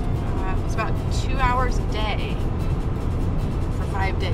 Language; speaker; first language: English; native; English